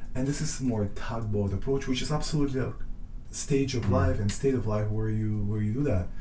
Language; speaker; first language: English; non-native, fluent; Russian